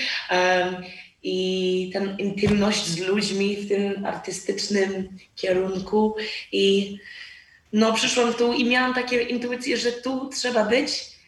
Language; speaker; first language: Polish; non-native, learner; English